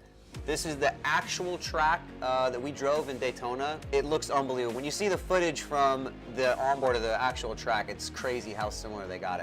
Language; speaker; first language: English; native; English